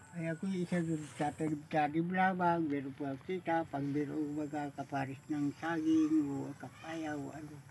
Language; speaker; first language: Filipino; native; Filipino